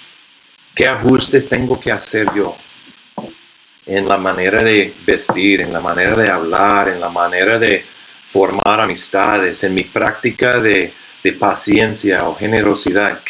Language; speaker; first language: Spanish; non-native, fluent; English